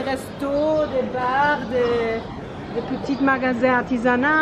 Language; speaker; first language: French; non-native, fluent; German